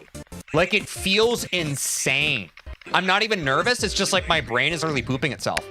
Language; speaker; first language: English; native; English